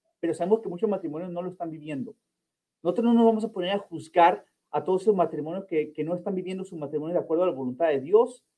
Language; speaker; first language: Spanish; early bilingual, heritage; Spanish